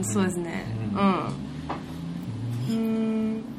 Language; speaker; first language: Japanese; non-native, learner; German